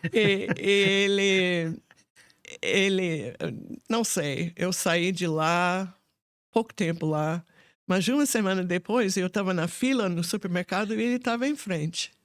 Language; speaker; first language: Portuguese; non-native, fluent; English